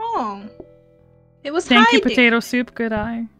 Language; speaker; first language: English; native; English